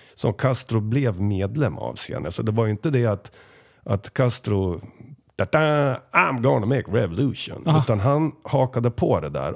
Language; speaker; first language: Swedish; native; Swedish